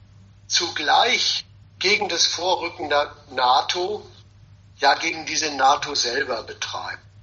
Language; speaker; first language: German; native; German